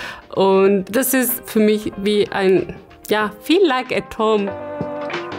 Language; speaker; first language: German; non-native, learner; Turkish